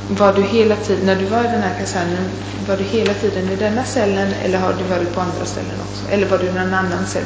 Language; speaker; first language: Swedish; non-native, fluent; Italian